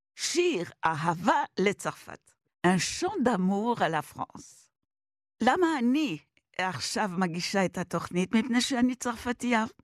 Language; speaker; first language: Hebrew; non-native, fluent; French